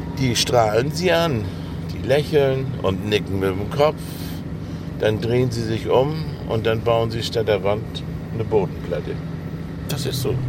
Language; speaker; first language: German; native; German